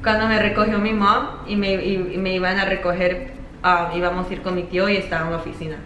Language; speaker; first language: Spanish; early bilingual, other home language; English